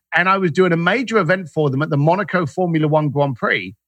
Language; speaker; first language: English; native; English